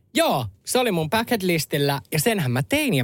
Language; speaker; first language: Finnish; native; Finnish